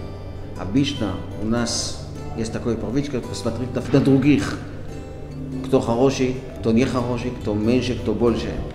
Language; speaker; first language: Russian; non-native, fluent; Hebrew